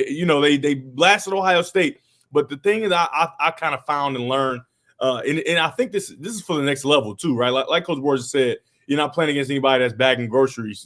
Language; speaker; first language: English; native; English